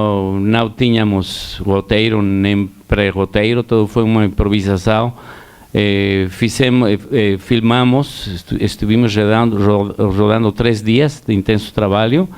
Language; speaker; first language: Portuguese; non-native, learner; Spanish